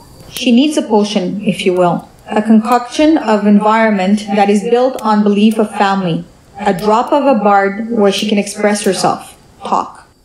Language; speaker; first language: English; native; English